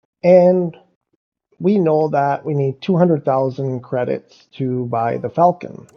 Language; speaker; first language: English; native; English